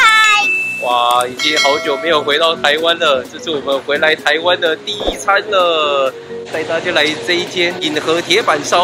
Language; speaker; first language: Chinese; native; Chinese